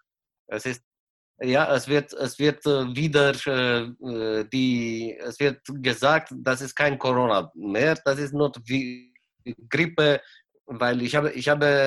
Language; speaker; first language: German; non-native, fluent; Romanian